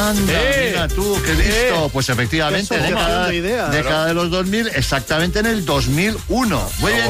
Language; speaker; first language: Spanish; native; Spanish